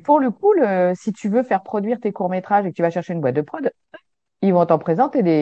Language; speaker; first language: French; native; French